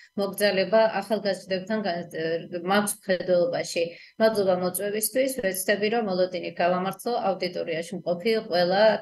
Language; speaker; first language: Georgian; native; Georgian